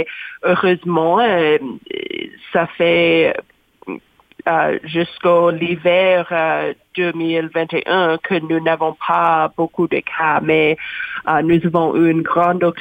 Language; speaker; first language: French; non-native, learner; English